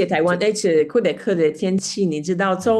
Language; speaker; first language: Chinese; non-native, fluent; French